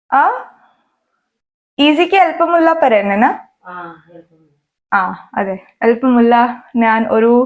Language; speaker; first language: Malayalam; non-native, learner; Hindi